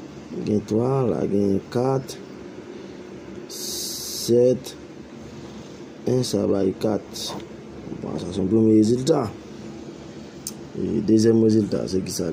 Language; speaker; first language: French; non-native, local second language; Haitian Creole